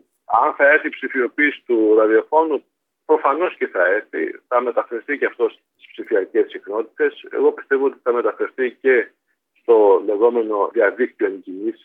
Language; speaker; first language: Greek; native; Greek